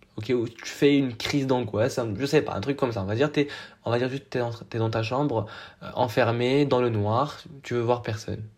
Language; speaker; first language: French; non-native, local second language; Arabic